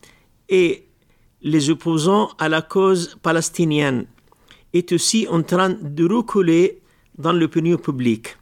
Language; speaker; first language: French; non-native, local second language; Arabic